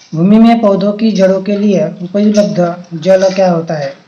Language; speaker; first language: Hindi; non-native, local second language; Marathi